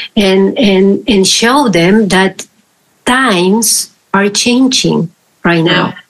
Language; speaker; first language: English; non-native, fluent; Spanish